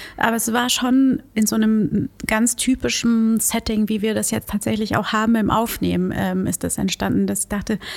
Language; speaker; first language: German; early bilingual, other home language; Portuguese